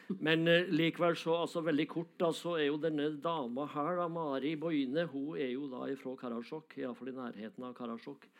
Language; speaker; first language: Norwegian; native; Norwegian